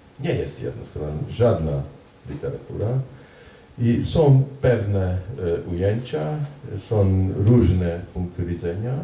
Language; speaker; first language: Polish; non-native, fluent; Hungarian